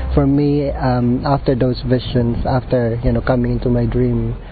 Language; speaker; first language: English; non-native, local second language; Filipino